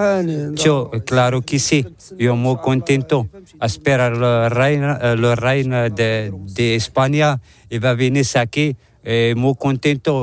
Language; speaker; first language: Spanish; non-native, learner; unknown